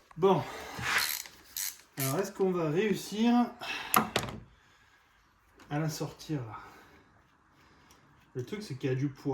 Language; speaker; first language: French; native; French